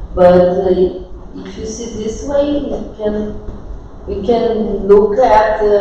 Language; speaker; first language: English; non-native, fluent; Portuguese